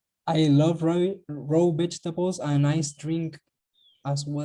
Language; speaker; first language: English; non-native, learner; Spanish